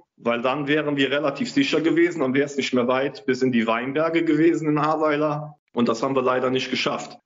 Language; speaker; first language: German; native; German